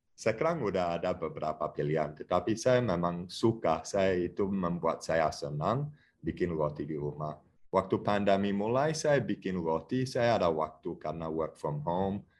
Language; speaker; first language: Indonesian; non-native, fluent; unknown